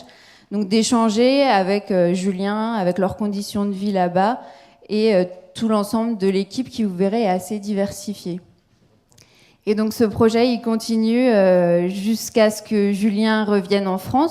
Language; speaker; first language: French; native; French